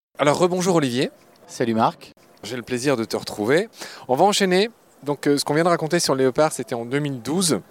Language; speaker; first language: French; native; French